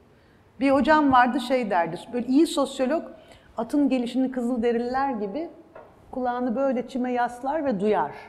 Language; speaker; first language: Turkish; native; Turkish